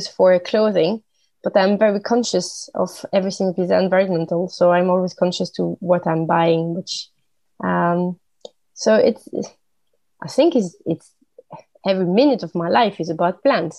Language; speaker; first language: English; non-native, fluent; French